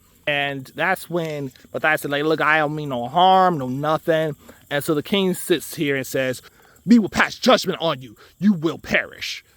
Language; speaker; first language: English; native; English